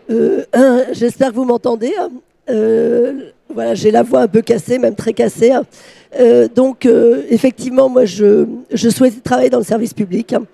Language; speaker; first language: French; native; French